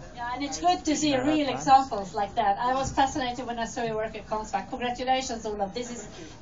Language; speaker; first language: English; non-native, fluent; Swedish